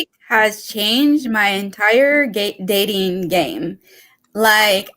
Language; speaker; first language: English; native; English